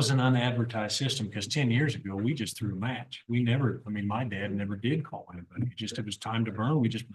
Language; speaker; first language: English; native; English